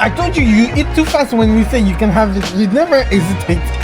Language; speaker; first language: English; non-native, fluent; French